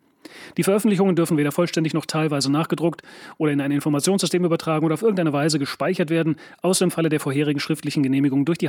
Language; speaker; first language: German; native; German